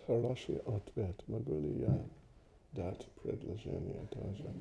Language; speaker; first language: Russian; non-native, learner; English